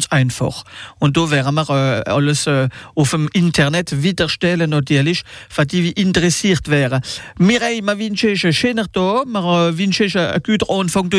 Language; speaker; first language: German; non-native, local second language; Swiss German